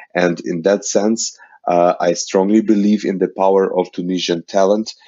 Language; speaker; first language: English; non-native, fluent; Ukrainian